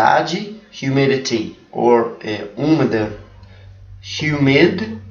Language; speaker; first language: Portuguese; non-native, fluent; English